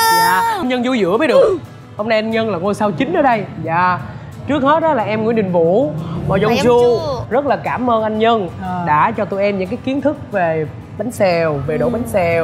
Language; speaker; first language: Vietnamese; native; Vietnamese